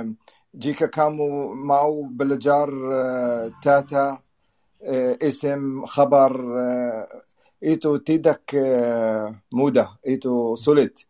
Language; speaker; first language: Indonesian; non-native, learner; Arabic